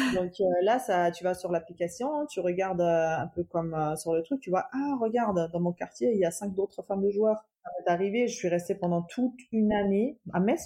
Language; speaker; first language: French; non-native, fluent; German